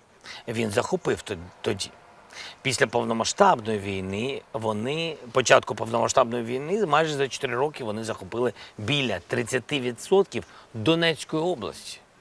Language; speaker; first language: Ukrainian; non-native, local second language; Russian